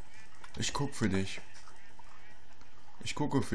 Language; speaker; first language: German; native; German